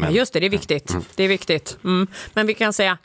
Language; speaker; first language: Swedish; native; Swedish